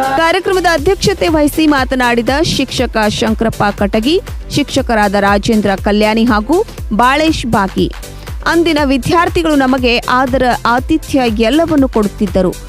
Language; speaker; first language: Kannada; native; Kannada